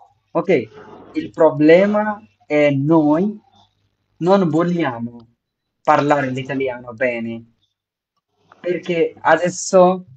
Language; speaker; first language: Italian; non-native, fluent; Bangla